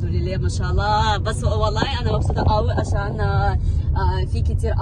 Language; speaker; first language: Arabic; non-native, learner; Russian